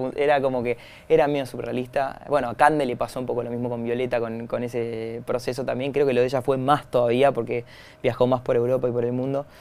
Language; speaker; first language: Spanish; native; Spanish